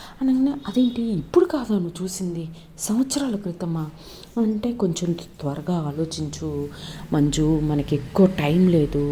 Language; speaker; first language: Telugu; native; Telugu